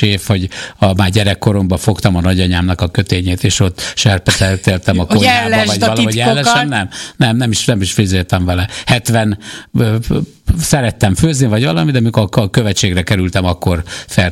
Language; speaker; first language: Hungarian; native; Hungarian